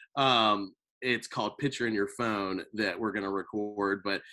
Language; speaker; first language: English; native; English